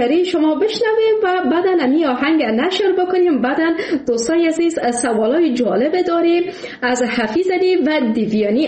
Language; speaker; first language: Persian; native; Persian